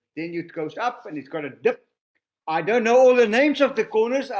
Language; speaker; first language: English; non-native, local second language; Afrikaans